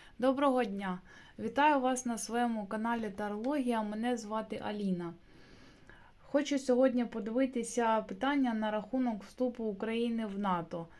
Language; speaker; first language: Ukrainian; non-native, local second language; Russian